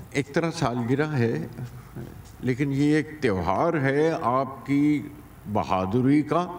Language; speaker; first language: Hindi; native; Hindi